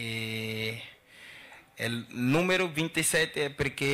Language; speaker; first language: Italian; non-native, learner; Portuguese